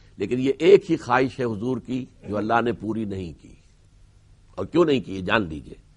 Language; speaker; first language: Urdu; native; Urdu